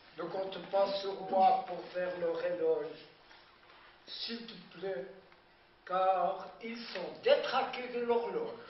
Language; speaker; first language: French; native; French